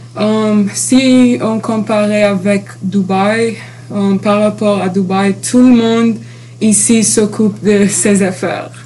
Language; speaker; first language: French; non-native, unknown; Arabic